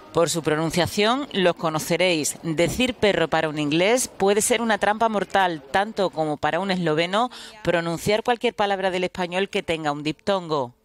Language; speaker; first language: Spanish; native; Spanish